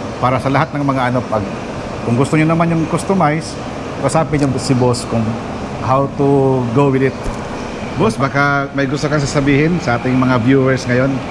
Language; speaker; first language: Filipino; non-native, local second language; Cebuano